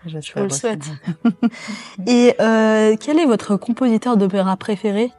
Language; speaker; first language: French; native; French